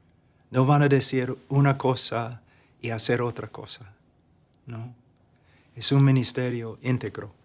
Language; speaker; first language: Spanish; non-native, fluent; English